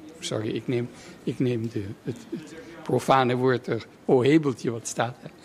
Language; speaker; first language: Dutch; native; Dutch